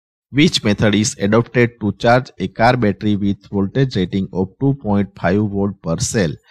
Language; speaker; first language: English; non-native, local second language; Gujarati